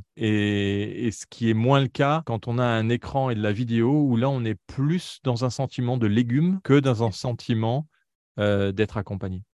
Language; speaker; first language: French; native; French